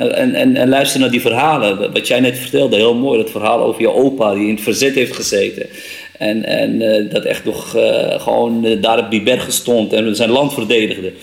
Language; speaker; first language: Dutch; native; Dutch